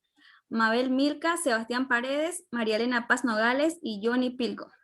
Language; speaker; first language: Spanish; native; Spanish